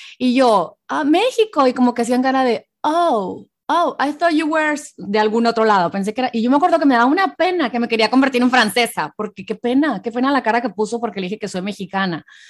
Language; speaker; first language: Spanish; native; Spanish